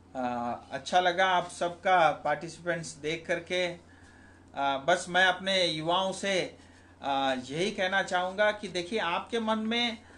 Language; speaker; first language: Hindi; non-native, local second language; Nepali